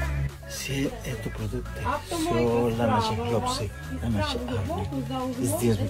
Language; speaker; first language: Russian; non-native, fluent; Spanish